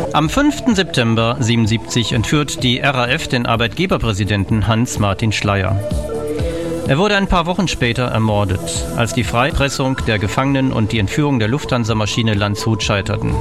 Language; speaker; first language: German; native; German